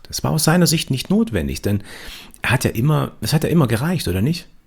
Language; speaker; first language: German; native; German